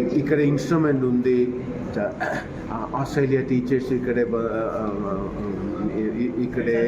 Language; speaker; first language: Telugu; non-native, learner; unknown